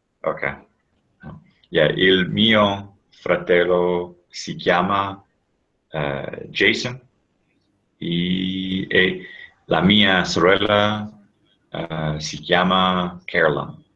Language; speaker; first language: Italian; non-native, learner; English